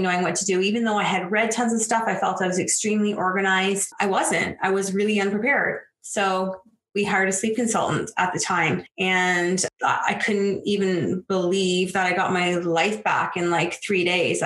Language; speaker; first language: English; native; English